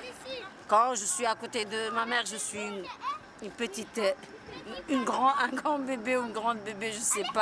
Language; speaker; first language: French; non-native, local second language; Arabic